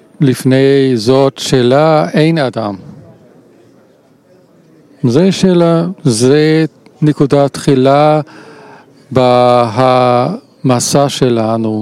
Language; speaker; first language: Hebrew; non-native, learner; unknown